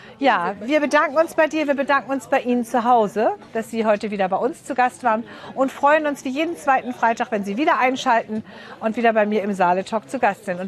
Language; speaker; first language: German; native; German